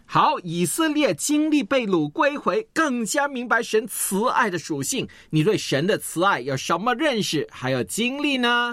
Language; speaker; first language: Chinese; native; Chinese